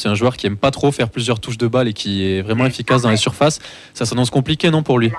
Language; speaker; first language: French; native; French